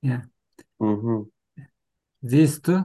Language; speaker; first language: German; non-native, fluent; Turkish